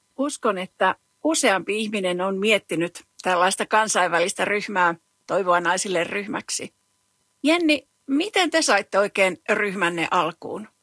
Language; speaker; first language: Finnish; native; Finnish